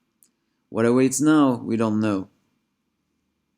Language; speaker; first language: English; non-native, fluent; Swedish